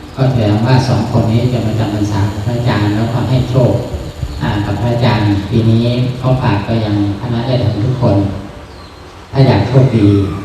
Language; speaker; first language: Thai; native; Thai